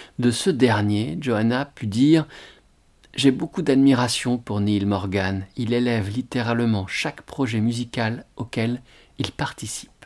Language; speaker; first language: French; native; French